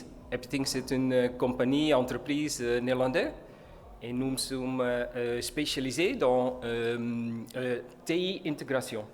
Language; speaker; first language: French; non-native, learner; Dutch